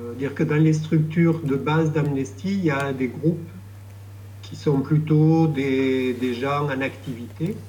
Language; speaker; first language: French; native; French